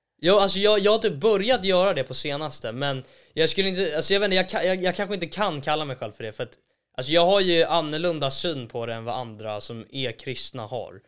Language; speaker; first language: Swedish; native; Swedish